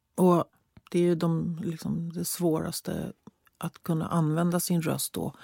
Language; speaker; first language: Swedish; native; Swedish